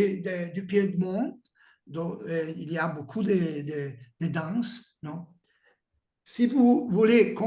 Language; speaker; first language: French; non-native, learner; Italian